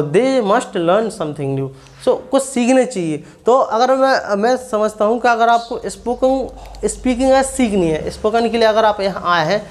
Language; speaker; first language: Hindi; non-native, local second language; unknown